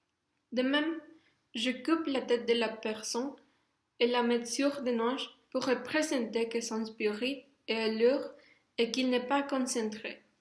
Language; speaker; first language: French; non-native, learner; Spanish